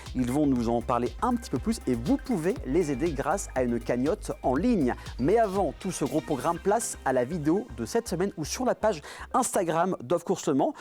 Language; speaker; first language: French; native; French